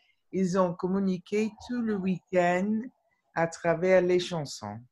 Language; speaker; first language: French; non-native, fluent; English